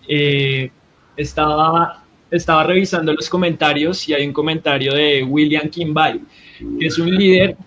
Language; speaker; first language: Spanish; native; Spanish